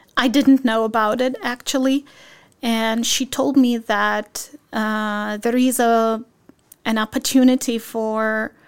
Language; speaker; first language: English; non-native, fluent; Ukrainian